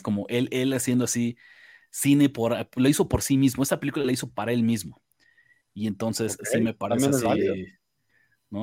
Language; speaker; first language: Spanish; native; Spanish